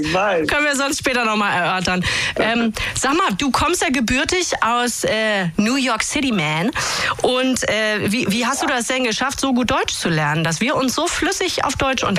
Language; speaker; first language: German; native; German